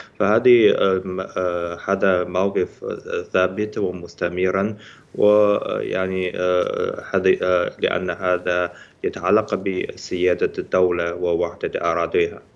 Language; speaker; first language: Arabic; non-native, fluent; Chinese